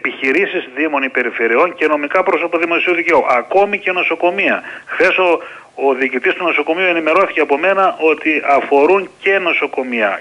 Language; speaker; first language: Greek; native; Greek